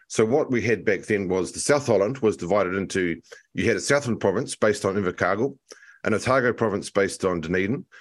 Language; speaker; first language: English; native; English